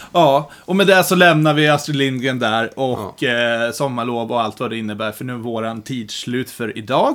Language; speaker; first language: Swedish; native; Swedish